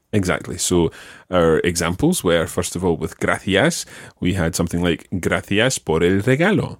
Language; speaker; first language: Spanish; non-native, fluent; English